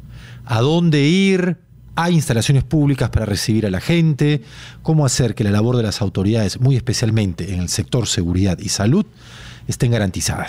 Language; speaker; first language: Spanish; native; Spanish